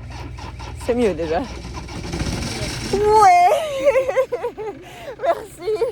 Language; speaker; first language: French; native; French